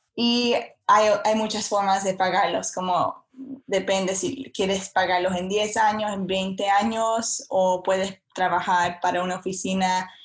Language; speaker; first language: Spanish; early bilingual, heritage; Spanish